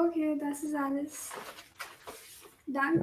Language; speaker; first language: German; non-native, fluent; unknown